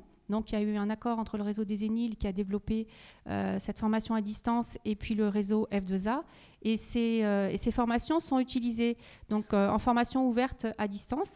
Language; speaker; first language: French; native; French